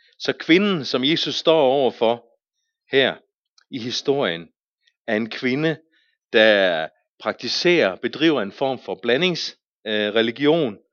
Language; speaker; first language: Danish; native; Danish